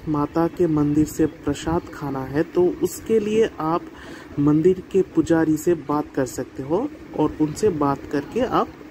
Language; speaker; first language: Hindi; non-native, local second language; Bangla